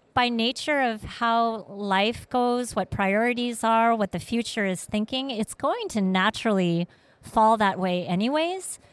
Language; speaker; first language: English; early bilingual, other home language; Vietnamese